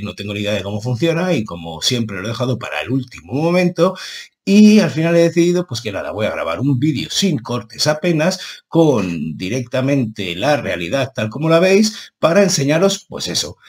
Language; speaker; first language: Spanish; native; Spanish